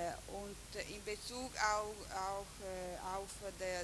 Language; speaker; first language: German; non-native, fluent; Italian